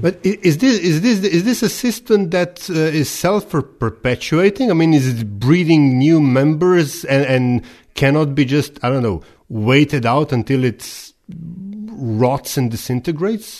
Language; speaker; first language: English; non-native, fluent; Slovenian